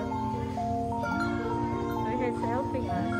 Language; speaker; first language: English; non-native, local second language; Filipino